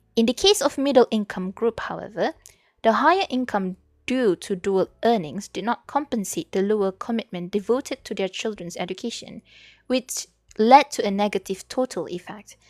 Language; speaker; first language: English; non-native, local second language; Malay